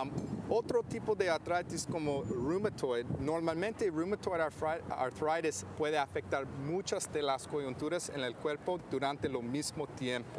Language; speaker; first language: Spanish; non-native, fluent; English